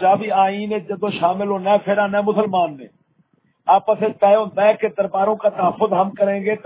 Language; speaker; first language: Urdu; native; Urdu